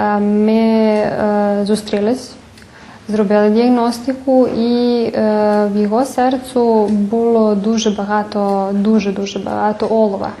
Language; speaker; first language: Ukrainian; early bilingual, heritage; Ukrainian